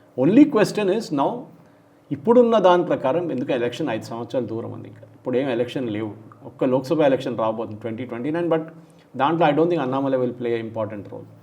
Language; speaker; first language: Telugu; non-native, local second language; Malayalam